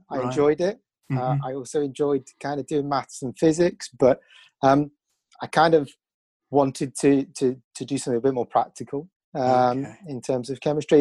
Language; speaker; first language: English; native; English